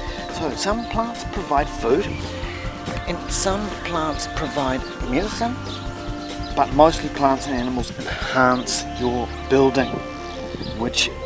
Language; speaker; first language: English; native; English